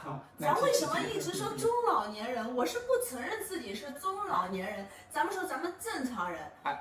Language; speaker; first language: Chinese; native; Chinese